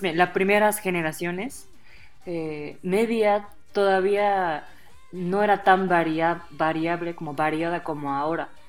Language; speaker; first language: Spanish; non-native, fluent; Japanese